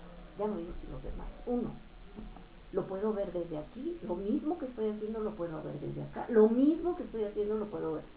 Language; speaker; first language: Spanish; native; Spanish